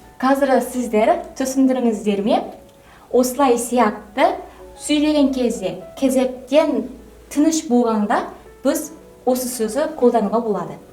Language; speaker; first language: Kazakh; non-native, learner; Korean